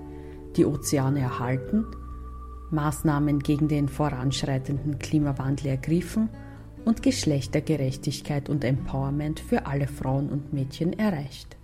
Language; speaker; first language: German; native; German